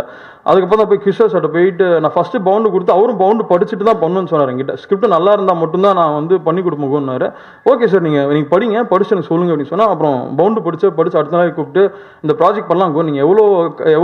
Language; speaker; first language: Tamil; native; Tamil